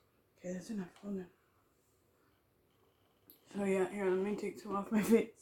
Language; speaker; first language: English; native; English